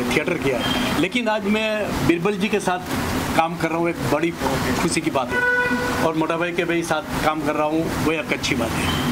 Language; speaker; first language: Hindi; non-native, local second language; Gujarati